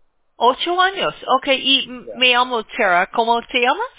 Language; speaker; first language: Spanish; non-native, learner; English